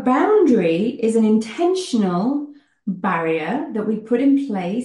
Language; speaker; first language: English; native; English